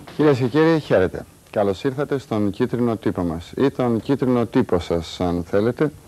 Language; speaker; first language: Greek; native; Greek